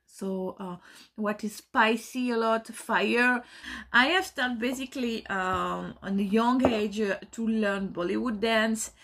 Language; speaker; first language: English; non-native, learner; French